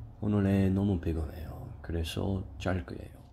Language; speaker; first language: Korean; non-native, learner; English